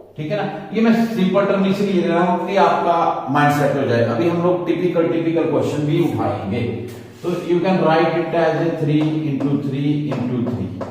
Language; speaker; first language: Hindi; non-native, local second language; Punjabi